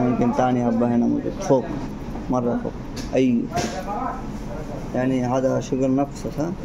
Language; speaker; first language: Arabic; non-native, learner; Bangla